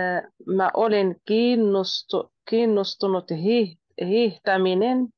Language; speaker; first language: Finnish; non-native, learner; Spanish